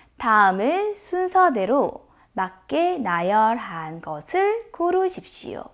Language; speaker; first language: Korean; non-native, fluent; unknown